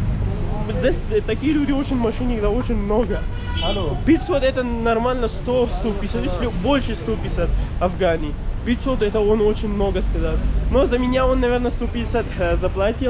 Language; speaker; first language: Russian; non-native, learner; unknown